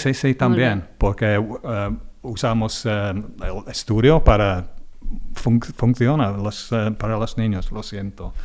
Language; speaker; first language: Spanish; non-native, learner; English